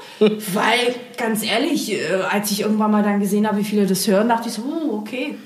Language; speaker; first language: German; early bilingual, other home language; Portuguese